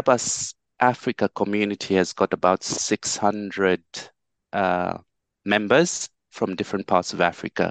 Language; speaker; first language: English; non-native, local second language; Bemba